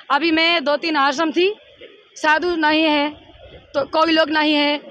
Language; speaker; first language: Hindi; non-native, learner; Spanish